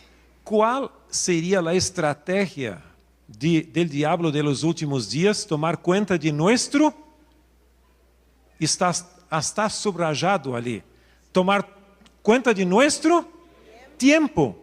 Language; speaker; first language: Spanish; non-native, local second language; Portuguese